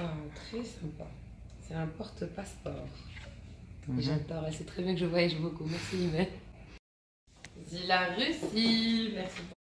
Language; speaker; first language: French; non-native, local second language; Arabic